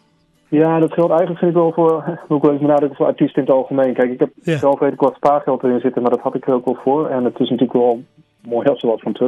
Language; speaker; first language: Dutch; native; Dutch